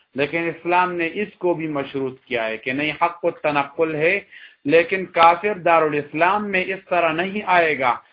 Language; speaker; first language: Urdu; non-native, local second language; Pashto